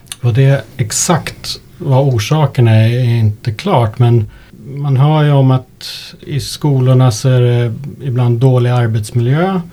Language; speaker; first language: Swedish; early bilingual, other home language; English